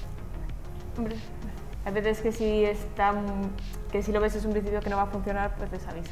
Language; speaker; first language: Spanish; native; Spanish